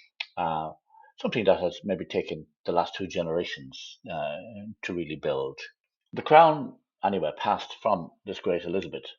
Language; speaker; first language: English; native; English